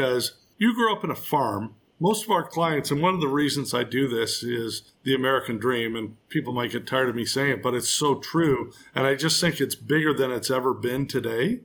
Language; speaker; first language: English; native; English